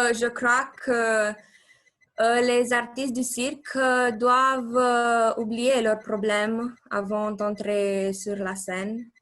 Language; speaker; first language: French; non-native, learner; Romanian